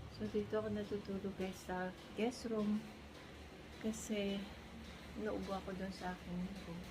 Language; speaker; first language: Filipino; native; Filipino